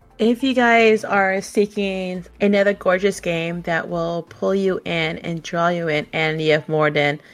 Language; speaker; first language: English; native; English